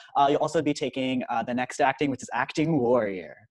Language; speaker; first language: English; native; English